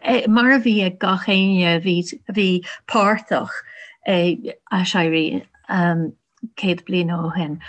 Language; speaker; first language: Irish; non-native, learner; English